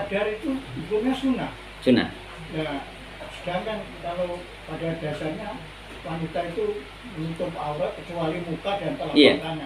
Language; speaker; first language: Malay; non-native, local second language; Javanese